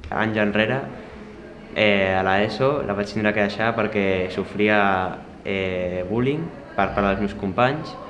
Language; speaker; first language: Catalan; non-native, local second language; Spanish